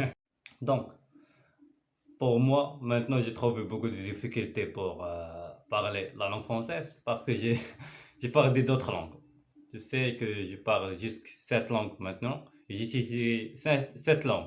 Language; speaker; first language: French; non-native, learner; Arabic